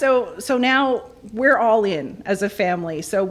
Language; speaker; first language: English; native; English